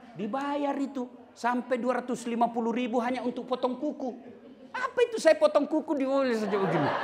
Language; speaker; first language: Indonesian; non-native, local second language; Buginese